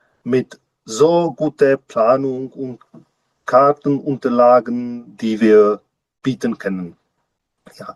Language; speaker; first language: German; non-native, learner; Czech